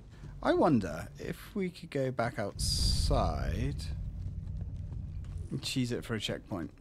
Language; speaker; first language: English; native; English